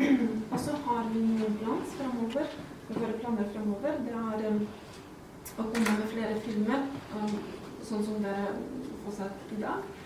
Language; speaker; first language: Norwegian; non-native, fluent; Ukrainian